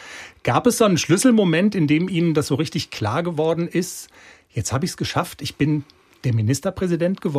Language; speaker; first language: German; native; German